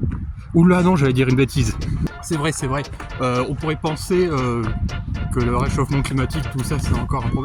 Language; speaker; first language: French; native; French